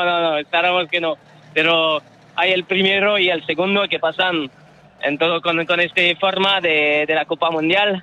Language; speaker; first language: Spanish; non-native, learner; French